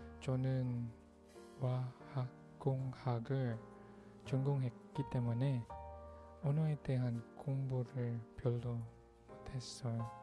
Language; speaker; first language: Korean; non-native, learner; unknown